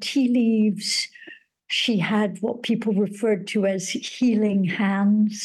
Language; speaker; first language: English; native; English